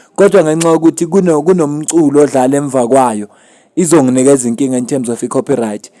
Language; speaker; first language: Zulu; native; Zulu